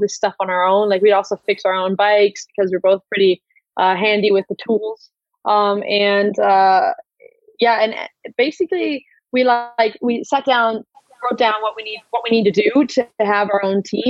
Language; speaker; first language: English; native; English